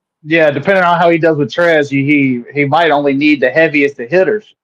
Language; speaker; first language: English; native; English